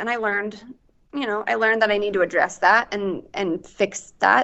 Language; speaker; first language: English; native; English